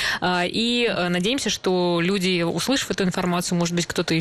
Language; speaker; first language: Russian; native; Russian